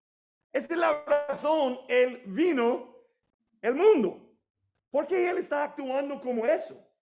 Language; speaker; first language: Spanish; non-native, fluent; English